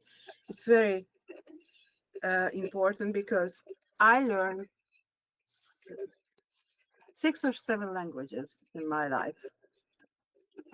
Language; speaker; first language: English; non-native, learner; Hungarian